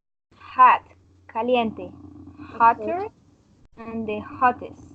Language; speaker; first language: English; non-native, learner; Spanish